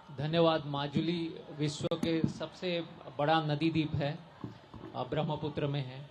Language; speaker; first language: Hindi; non-native, local second language; Assamese